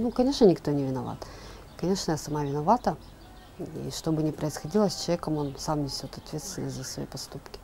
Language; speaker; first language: Russian; native; Russian